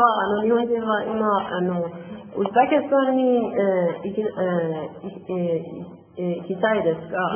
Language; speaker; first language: Japanese; non-native, learner; Persian